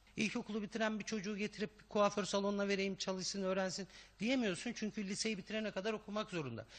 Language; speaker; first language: Turkish; native; Turkish